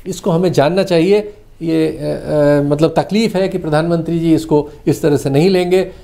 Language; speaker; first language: Hindi; native; Hindi